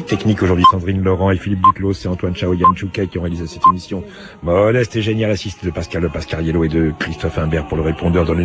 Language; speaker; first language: French; native; French